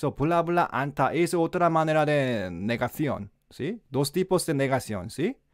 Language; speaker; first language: Spanish; non-native, learner; Korean